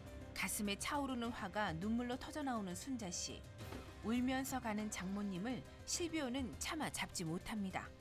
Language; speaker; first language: Korean; native; Korean